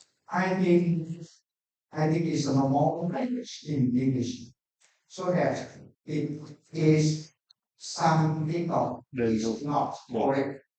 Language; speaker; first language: English; non-native, learner; Thai